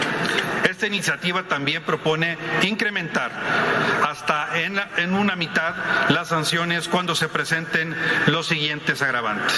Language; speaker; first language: Spanish; native; Spanish